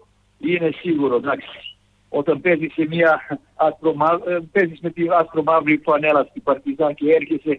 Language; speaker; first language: Greek; non-native, fluent; Serbian